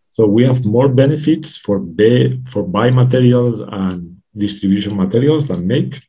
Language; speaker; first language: English; non-native, fluent; Spanish